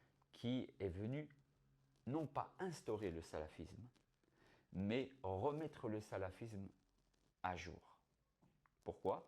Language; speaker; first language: French; native; French